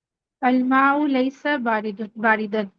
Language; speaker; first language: Arabic; non-native, learner; Urdu